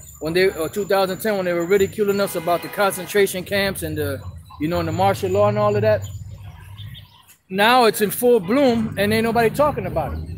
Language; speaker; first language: English; native; English